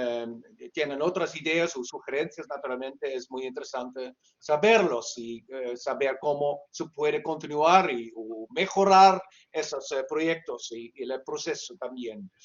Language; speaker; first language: Spanish; non-native, learner; Dutch